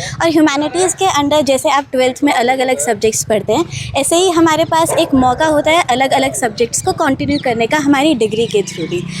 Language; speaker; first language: Hindi; native; Hindi